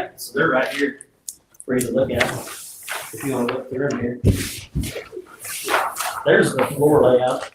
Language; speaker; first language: English; native; English